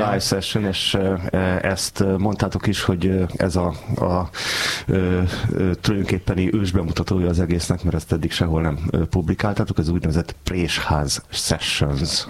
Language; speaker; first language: Hungarian; native; Hungarian